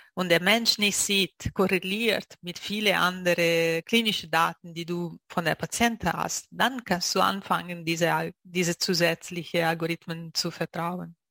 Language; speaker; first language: German; non-native, fluent; Italian